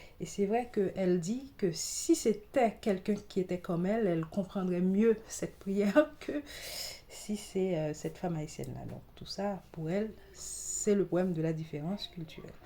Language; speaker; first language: French; non-native, local second language; Haitian Creole